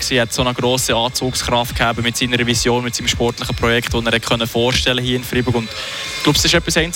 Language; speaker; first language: German; native; German